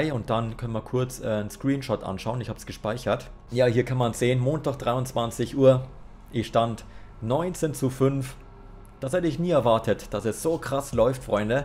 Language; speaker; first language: German; native; German